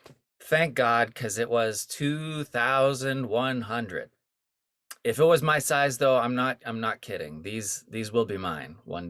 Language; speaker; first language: English; native; English